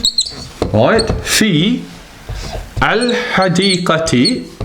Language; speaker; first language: Arabic; non-native, fluent; English